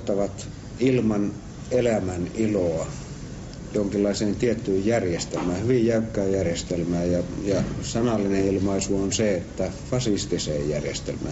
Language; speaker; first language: Finnish; native; Finnish